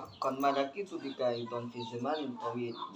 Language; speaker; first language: Arabic; non-native, learner; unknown